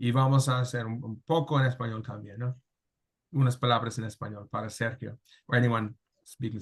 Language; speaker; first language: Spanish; non-native, fluent; English